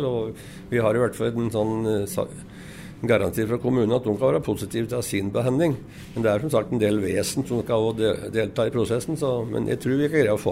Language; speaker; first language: Norwegian; native; Norwegian